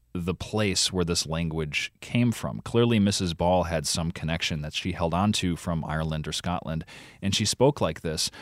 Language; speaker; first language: English; native; English